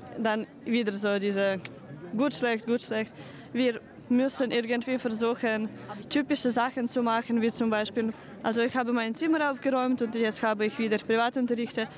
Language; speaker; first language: German; non-native, fluent; Ukrainian